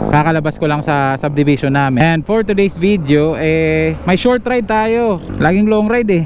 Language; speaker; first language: Filipino; native; Filipino